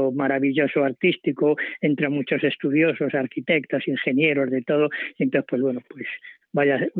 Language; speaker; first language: Spanish; native; Spanish